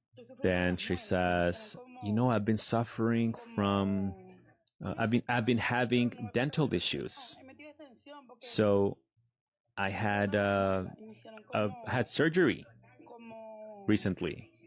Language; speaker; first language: English; native; English